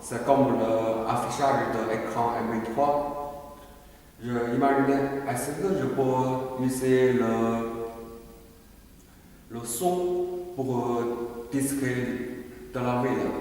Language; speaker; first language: French; non-native, learner; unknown